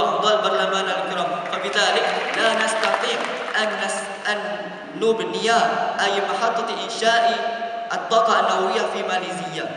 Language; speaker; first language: Arabic; non-native, learner; Malay